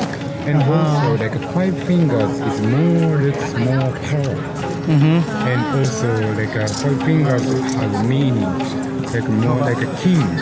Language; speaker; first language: English; non-native, learner; Japanese